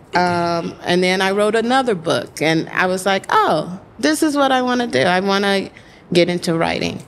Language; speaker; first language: English; native; English